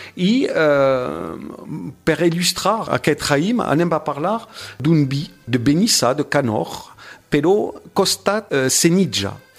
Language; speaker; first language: Catalan; non-native, fluent; French